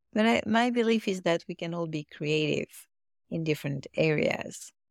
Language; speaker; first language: English; non-native, fluent; French